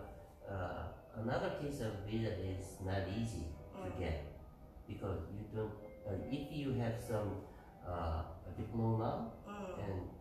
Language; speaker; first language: English; non-native, learner; Korean